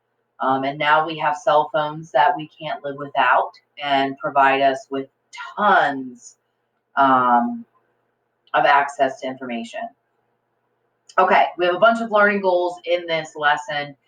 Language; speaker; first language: English; native; English